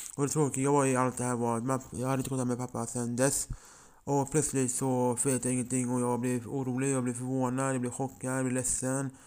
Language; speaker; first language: Swedish; early bilingual, other home language; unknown